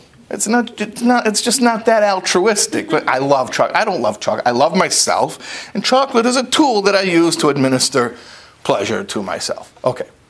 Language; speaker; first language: English; native; English